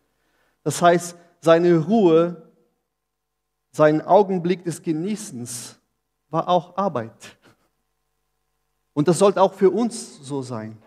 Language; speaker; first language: German; non-native, fluent; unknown